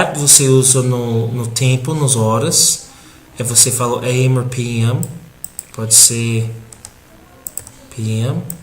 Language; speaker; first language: Portuguese; non-native, fluent; English